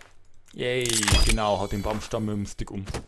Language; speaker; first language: German; native; German